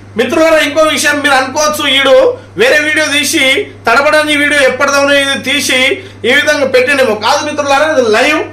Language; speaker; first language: Telugu; non-native, local second language; Marathi